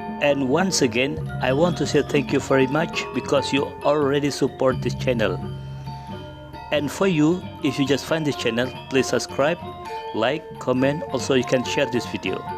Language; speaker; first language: English; non-native, learner; Indonesian